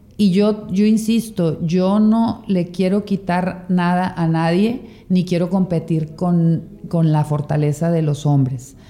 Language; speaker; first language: Spanish; native; Spanish